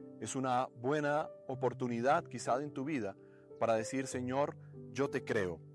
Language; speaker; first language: Spanish; native; Spanish